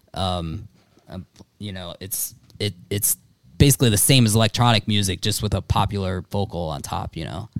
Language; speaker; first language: English; native; English